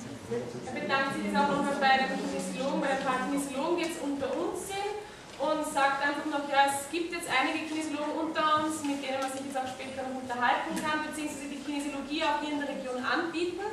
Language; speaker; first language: German; native; German